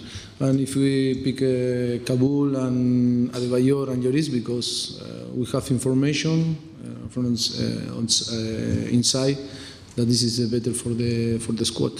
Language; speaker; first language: English; non-native, fluent; Spanish